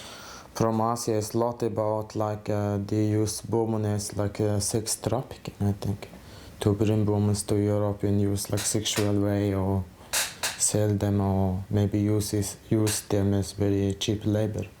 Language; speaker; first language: English; non-native, fluent; Mongolian